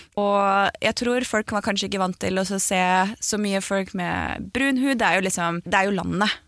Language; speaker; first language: Norwegian; native; Norwegian